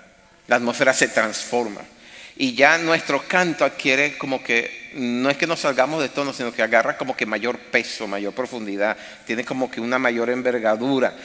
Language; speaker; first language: Spanish; native; Spanish